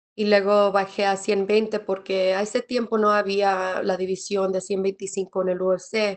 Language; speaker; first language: Spanish; early bilingual, other home language; English